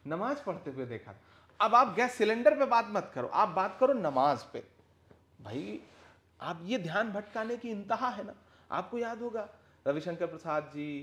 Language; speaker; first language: Hindi; native; Hindi